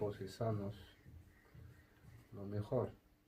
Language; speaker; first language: Spanish; non-native, learner; Arabic